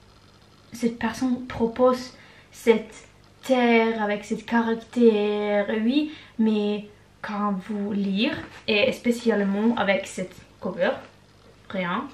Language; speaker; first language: French; non-native, learner; Norwegian